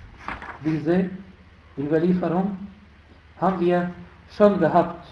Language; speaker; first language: German; non-native, fluent; Arabic